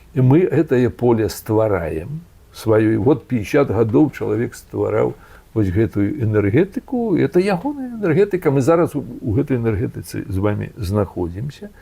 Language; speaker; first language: Belarusian; native; Belarusian